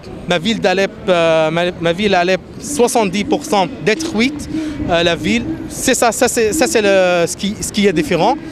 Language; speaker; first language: French; non-native, fluent; Arabic